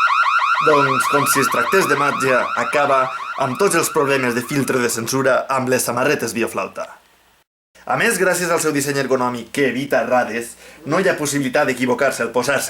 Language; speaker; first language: Catalan; native; Catalan